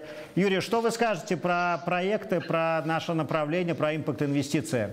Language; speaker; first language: Russian; native; Russian